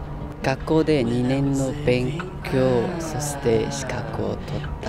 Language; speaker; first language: Japanese; non-native, learner; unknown